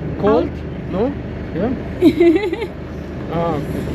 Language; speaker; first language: English; non-native, learner; Arabic